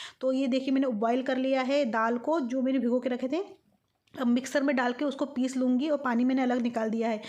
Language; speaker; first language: Hindi; non-native, local second language; Bangla